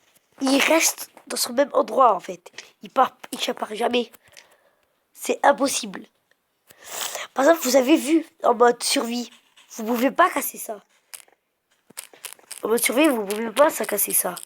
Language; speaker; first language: French; early bilingual, other home language; Arabic